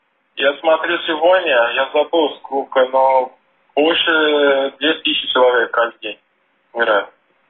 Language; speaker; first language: Russian; non-native, fluent; Portuguese